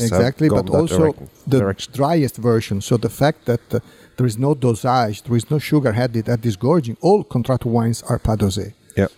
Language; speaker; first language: English; non-native, fluent; Italian